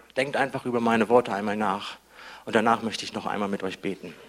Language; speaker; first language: German; native; German